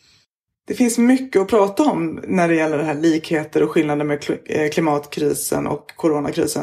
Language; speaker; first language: Swedish; native; Swedish